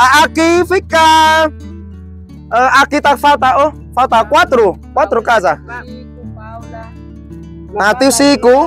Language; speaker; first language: Portuguese; non-native, learner; Vietnamese